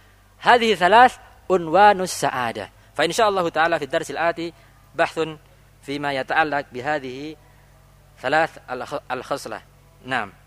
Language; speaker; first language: Arabic; non-native, fluent; Indonesian